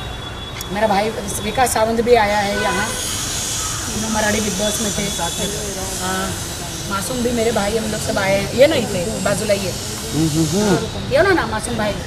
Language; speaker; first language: Hindi; native; Hindi